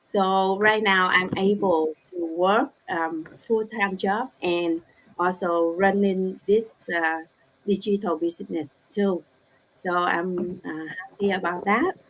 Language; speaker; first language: English; non-native, learner; Vietnamese